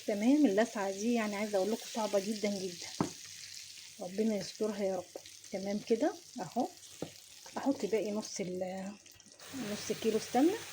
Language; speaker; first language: Arabic; native; Arabic